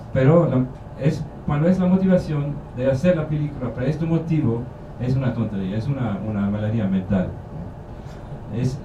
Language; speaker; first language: Spanish; non-native, learner; German